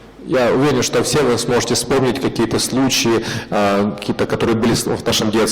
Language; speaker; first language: Russian; native; Russian